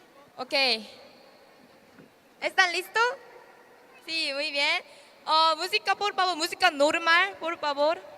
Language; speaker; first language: Spanish; non-native, learner; Korean